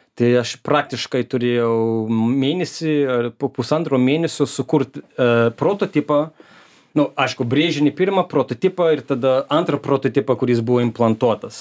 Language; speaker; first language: Lithuanian; early bilingual, heritage; Lithuanian